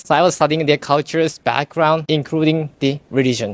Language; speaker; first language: English; non-native, fluent; Japanese